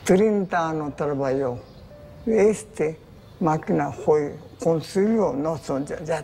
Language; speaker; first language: Portuguese; non-native, learner; Japanese